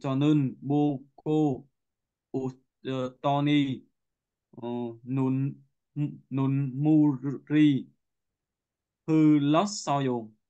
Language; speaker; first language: Korean; non-native, learner; Vietnamese